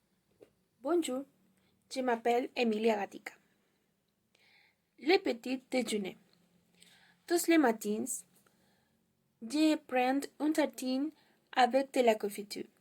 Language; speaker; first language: French; non-native, learner; Spanish